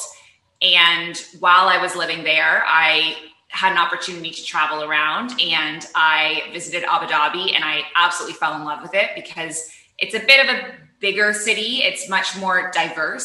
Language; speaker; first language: English; native; English